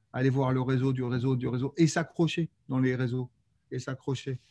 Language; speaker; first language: French; native; French